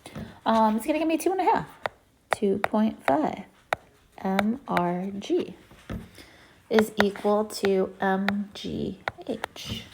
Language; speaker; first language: English; native; English